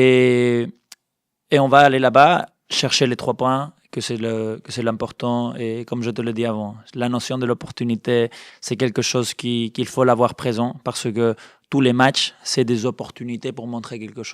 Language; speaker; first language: French; non-native, fluent; Spanish